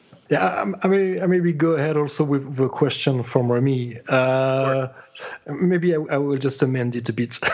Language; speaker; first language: English; non-native, fluent; French